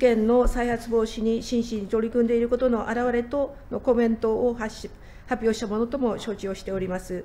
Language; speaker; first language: Japanese; native; Japanese